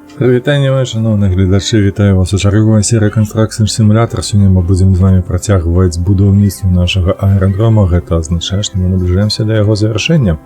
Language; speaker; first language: Belarusian; native; Belarusian